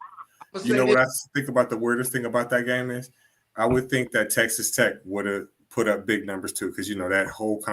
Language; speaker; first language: English; native; English